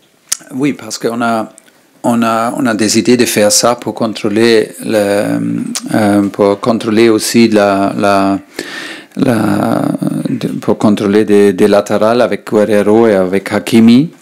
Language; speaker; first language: French; non-native, learner; German